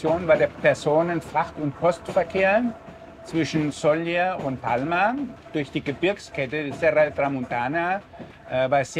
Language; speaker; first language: German; native; German